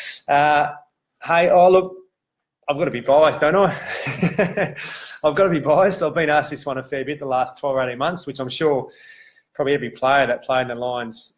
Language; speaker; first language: English; native; English